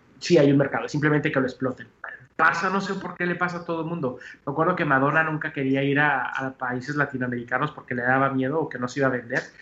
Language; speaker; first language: Spanish; early bilingual, heritage; Spanish